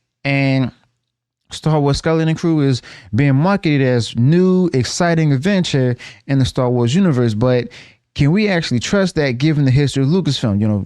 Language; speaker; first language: English; native; English